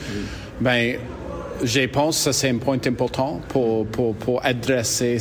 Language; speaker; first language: French; non-native, learner; English